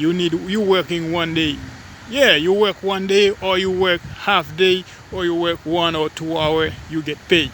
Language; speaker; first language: English; non-native, learner; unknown